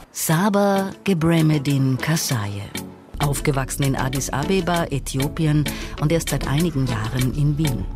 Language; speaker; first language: German; native; German